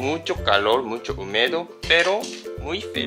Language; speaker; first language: Spanish; non-native, learner; Japanese